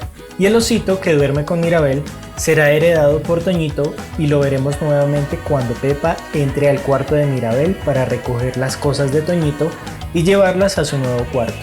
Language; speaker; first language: Spanish; native; Spanish